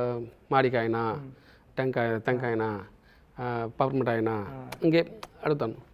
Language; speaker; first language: Telugu; non-native, learner; Tamil